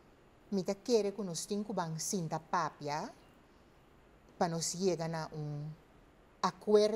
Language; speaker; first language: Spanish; non-native, fluent; Papiamento